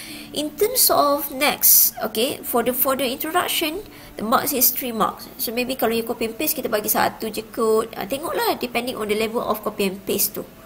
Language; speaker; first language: English; non-native, local second language; Malay